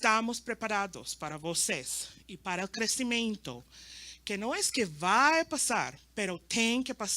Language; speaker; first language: Portuguese; non-native, learner; Spanish